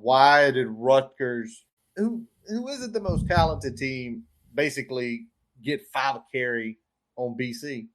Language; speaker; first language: English; native; English